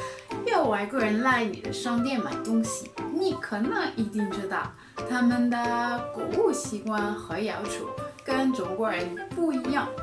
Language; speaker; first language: Chinese; non-native, fluent; French